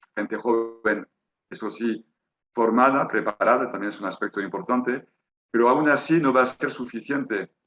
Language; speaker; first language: Spanish; non-native, fluent; French